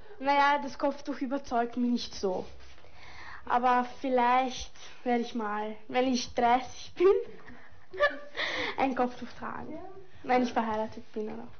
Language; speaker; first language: German; early bilingual, other home language; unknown